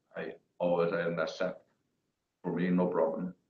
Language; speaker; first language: English; non-native, learner; Portuguese